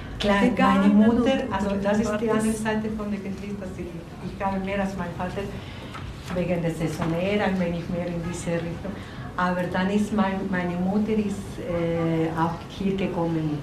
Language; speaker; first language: German; non-native, learner; Spanish